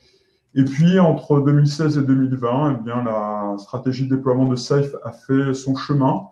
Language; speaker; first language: French; native; French